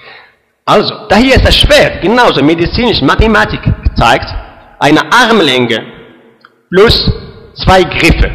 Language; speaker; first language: German; non-native, fluent; Arabic